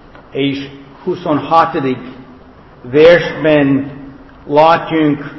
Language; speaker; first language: Hungarian; non-native, fluent; English